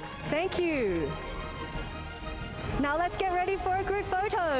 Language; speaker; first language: English; non-native, local second language; Cantonese